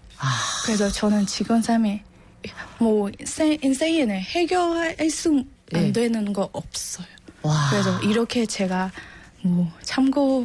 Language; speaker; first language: Korean; non-native, learner; Burmese